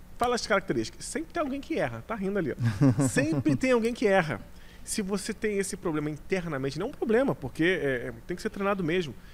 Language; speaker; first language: Portuguese; native; Portuguese